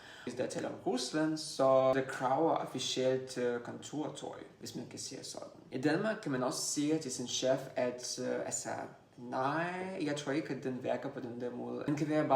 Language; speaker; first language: Danish; non-native, fluent; Russian